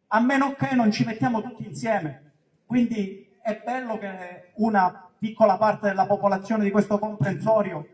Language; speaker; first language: Italian; native; Italian